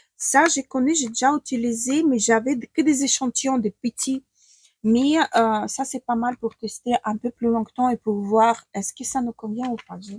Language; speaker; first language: French; non-native, fluent; Ukrainian